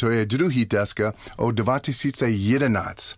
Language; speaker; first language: Czech; non-native, learner; English